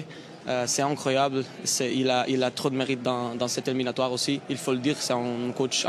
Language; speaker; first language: French; non-native, fluent; Portuguese